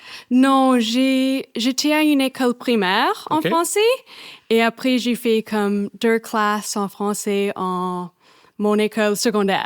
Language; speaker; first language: French; non-native, fluent; English